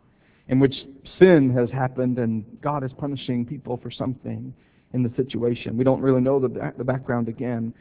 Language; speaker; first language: English; native; English